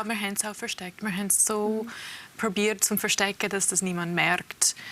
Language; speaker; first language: German; early bilingual, heritage; English